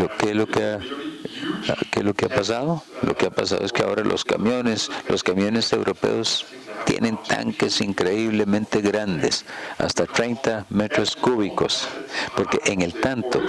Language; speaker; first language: Spanish; non-native, fluent; German